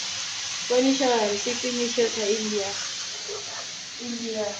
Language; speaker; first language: Filipino; non-native, local second language; Cebuano